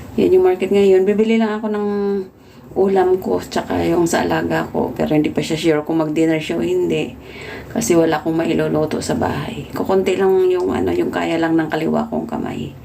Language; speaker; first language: Filipino; native; Filipino